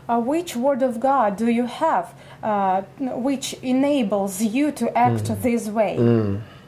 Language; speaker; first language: English; non-native, fluent; Russian